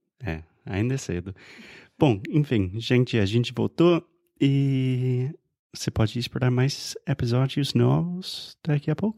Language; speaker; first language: Portuguese; non-native, fluent; English